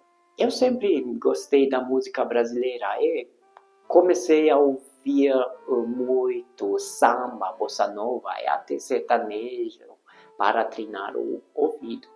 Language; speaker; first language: Portuguese; non-native, fluent; Hungarian